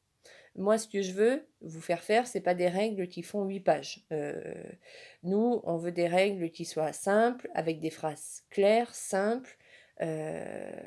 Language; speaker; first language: French; native; French